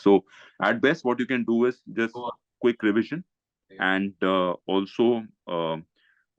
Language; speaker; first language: English; non-native, local second language; Hindi